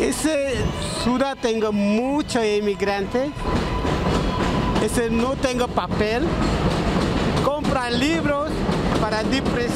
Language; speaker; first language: Spanish; non-native, learner; Bangla